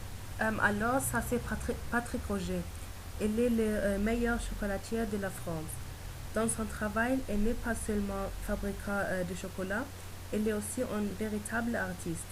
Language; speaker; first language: French; non-native, learner; German